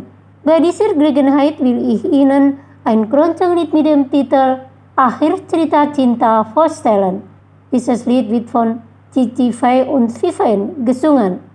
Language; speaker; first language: German; non-native, fluent; Indonesian